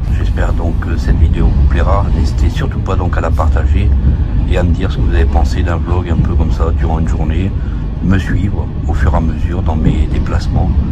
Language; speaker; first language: French; native; French